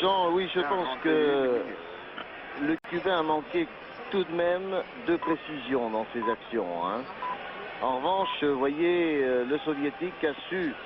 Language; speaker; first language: French; native; French